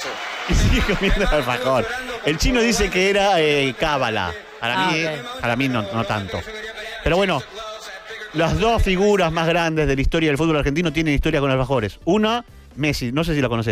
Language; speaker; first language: Spanish; native; Spanish